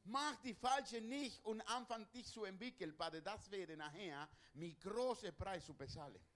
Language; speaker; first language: German; non-native, learner; Spanish